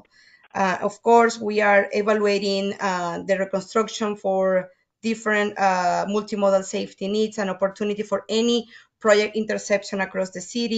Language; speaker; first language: English; non-native, fluent; Spanish